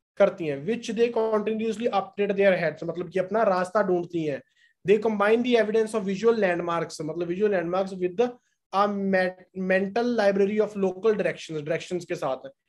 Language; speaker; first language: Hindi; non-native, local second language; Punjabi